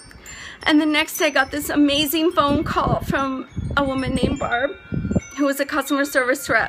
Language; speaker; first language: English; native; English